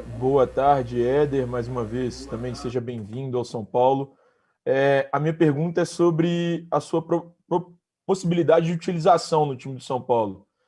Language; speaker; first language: Portuguese; native; Portuguese